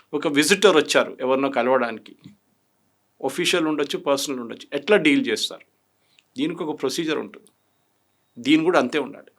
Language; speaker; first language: Telugu; non-native, fluent; Malayalam